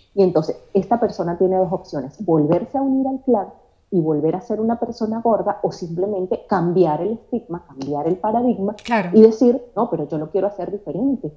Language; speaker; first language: Spanish; native; Spanish